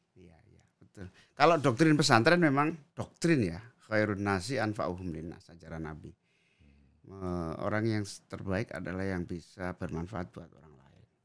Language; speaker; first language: Indonesian; native; Indonesian